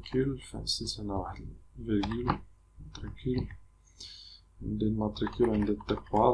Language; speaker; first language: Arabic; native; Arabic